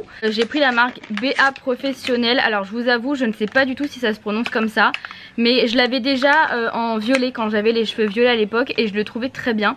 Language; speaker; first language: French; native; French